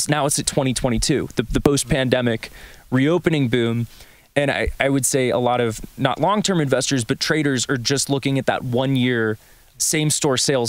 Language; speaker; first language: English; native; English